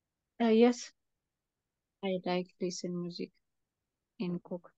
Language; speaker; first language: English; non-native, learner; Tigrinya